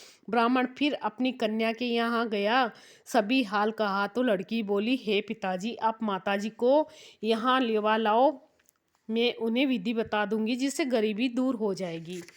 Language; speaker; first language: Hindi; native; Hindi